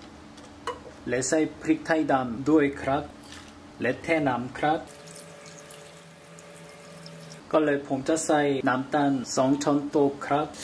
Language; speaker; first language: Thai; non-native, learner; Korean